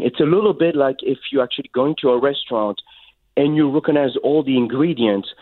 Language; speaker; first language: English; non-native, fluent; French